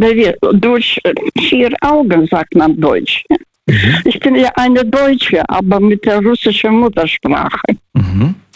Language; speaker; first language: German; early bilingual, heritage; Russian